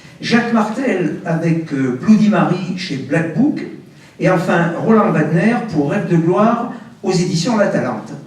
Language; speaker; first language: French; native; French